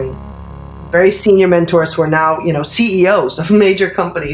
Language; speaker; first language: English; native; English